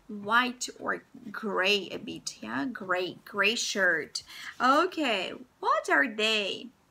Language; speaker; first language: English; non-native, fluent; Russian